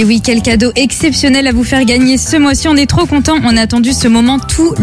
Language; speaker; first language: French; native; French